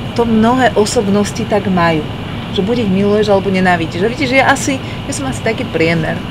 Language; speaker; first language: Slovak; native; Slovak